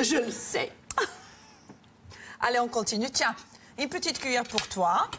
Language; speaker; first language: French; native; French